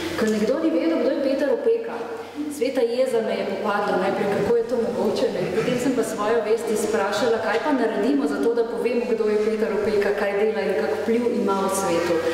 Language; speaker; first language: Slovenian; native; Slovenian